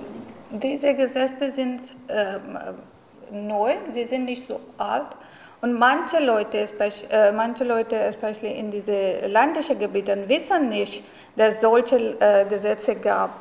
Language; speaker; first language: German; non-native, learner; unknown